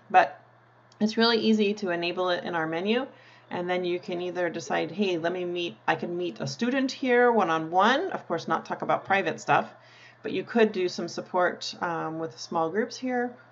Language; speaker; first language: English; native; English